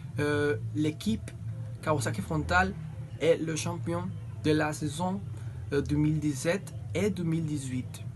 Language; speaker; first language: French; non-native, learner; Spanish